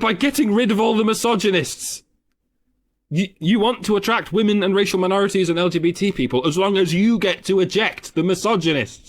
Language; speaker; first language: English; native; English